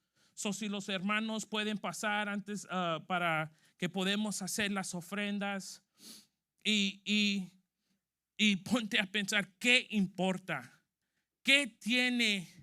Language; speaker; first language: Spanish; early bilingual, heritage; Spanish